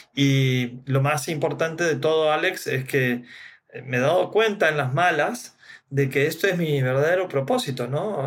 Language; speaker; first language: Spanish; native; Spanish